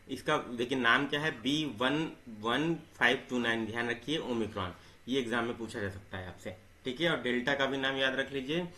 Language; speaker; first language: Hindi; native; Hindi